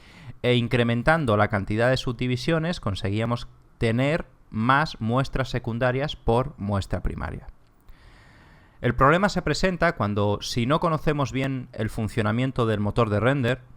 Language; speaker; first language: Spanish; native; Spanish